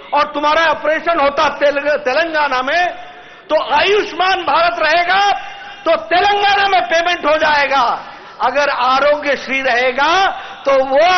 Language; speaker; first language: Hindi; native; Hindi